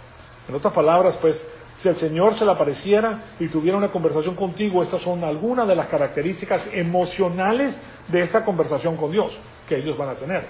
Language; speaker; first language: Spanish; native; Spanish